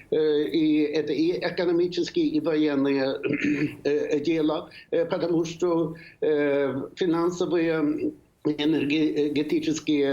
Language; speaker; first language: Russian; non-native, fluent; Swedish